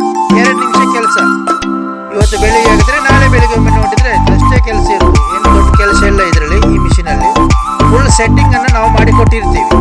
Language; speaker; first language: Kannada; native; Kannada